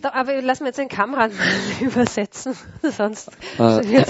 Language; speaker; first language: German; native; German